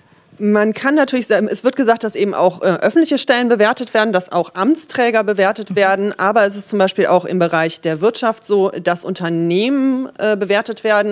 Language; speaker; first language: German; native; German